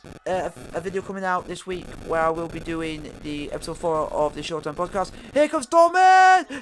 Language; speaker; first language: English; native; English